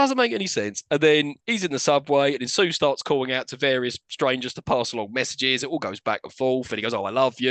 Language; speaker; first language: English; native; English